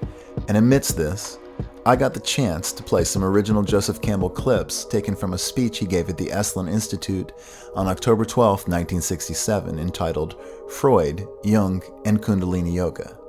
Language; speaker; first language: English; native; English